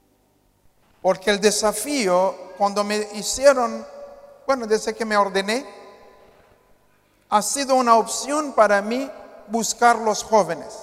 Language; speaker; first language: Spanish; non-native, fluent; Haitian Creole